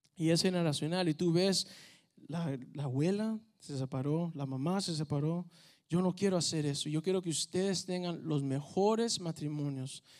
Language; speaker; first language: Spanish; early bilingual, heritage; Spanish